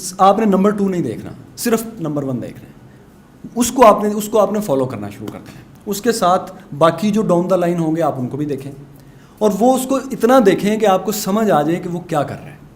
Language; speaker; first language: Urdu; non-native, local second language; Punjabi